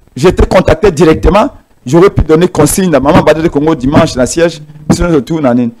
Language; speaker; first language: French; non-native, local second language; Lingala